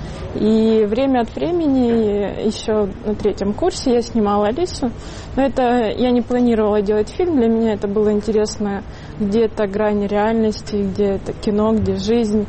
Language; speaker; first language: Russian; native; Russian